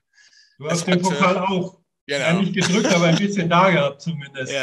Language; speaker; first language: German; native; German